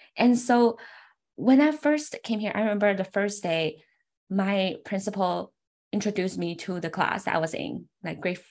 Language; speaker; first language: English; early bilingual, other home language; Chinese